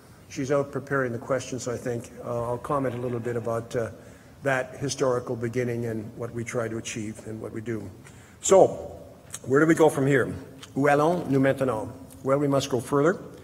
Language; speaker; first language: English; native; English